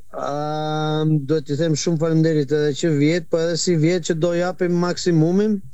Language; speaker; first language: Albanian; early bilingual, heritage; Albanian